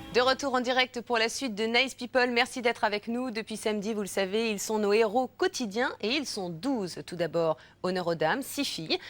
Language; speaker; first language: French; native; French